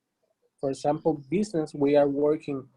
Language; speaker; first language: English; non-native, learner; Spanish